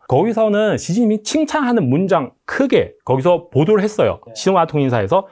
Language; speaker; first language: Korean; non-native, fluent; Chinese